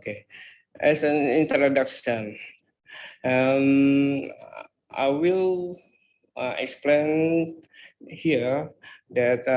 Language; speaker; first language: English; non-native, fluent; Indonesian